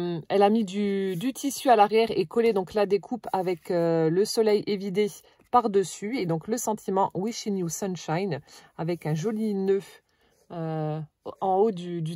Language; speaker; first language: French; native; French